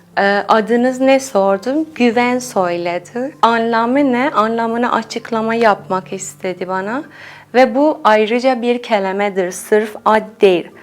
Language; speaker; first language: Turkish; non-native, fluent; Persian